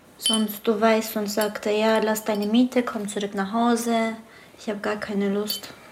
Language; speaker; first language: German; early bilingual, other home language; Turkish